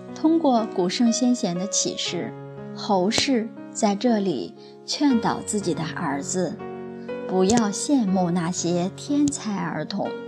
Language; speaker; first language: Chinese; non-native, local second language; Cantonese